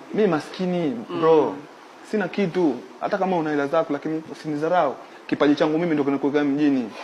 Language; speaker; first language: Swahili; native; Swahili